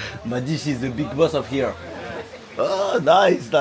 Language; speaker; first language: English; non-native, learner; French